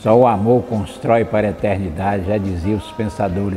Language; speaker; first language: Portuguese; native; Portuguese